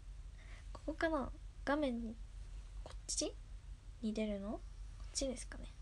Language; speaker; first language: Japanese; native; Japanese